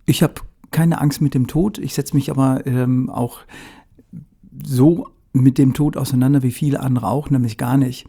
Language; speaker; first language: German; native; German